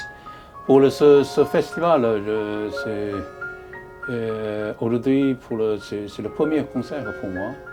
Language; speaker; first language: French; non-native, learner; Chinese